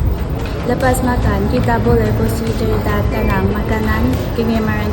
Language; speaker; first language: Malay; non-native, learner; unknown